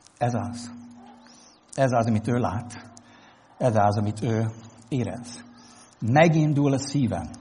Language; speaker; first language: Hungarian; non-native, fluent; English